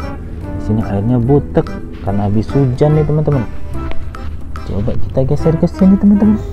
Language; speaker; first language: Indonesian; native; Indonesian